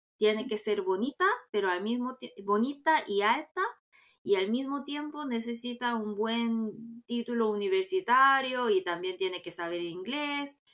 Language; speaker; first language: Spanish; non-native, fluent; Korean